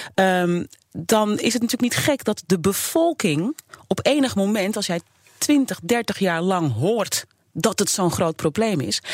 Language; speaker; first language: Dutch; native; Dutch